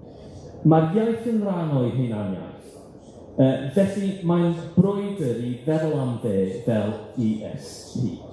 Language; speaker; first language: Welsh; non-native, fluent; English